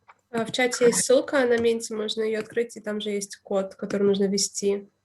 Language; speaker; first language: Russian; native; Russian